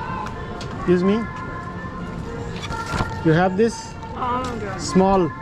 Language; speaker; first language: English; non-native, learner; Punjabi